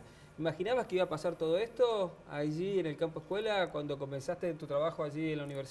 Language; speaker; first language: Spanish; native; Spanish